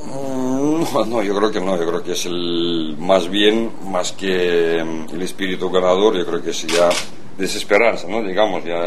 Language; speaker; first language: Spanish; non-native, fluent; Russian